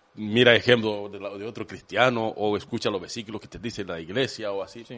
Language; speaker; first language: Spanish; non-native, fluent; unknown